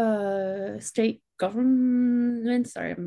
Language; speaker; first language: English; native; English